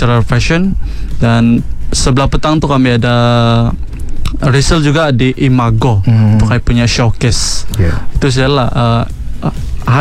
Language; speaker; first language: Malay; non-native, local second language; Central Dusun